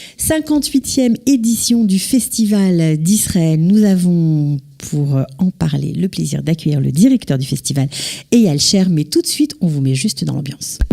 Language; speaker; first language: French; native; French